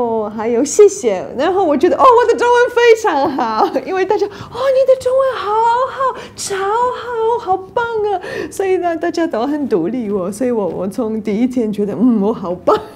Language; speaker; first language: Chinese; non-native, fluent; Polish